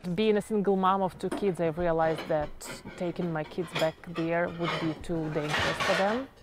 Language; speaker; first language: English; non-native, fluent; Ukrainian